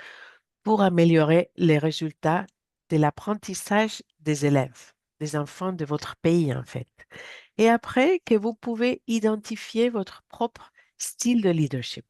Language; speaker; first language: French; non-native, fluent; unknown